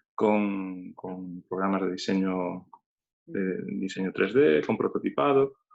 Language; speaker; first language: Spanish; native; Spanish